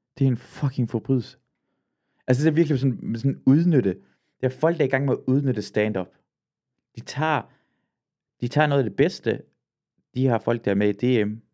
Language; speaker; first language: Danish; early bilingual, other home language; Persian